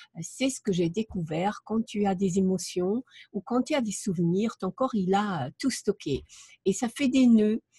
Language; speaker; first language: French; non-native, fluent; German